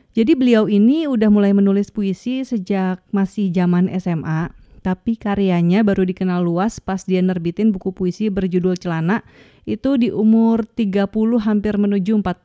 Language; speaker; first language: Indonesian; native; Indonesian